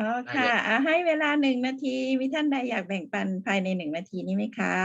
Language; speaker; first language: Thai; native; Thai